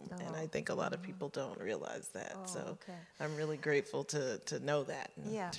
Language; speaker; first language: English; native; English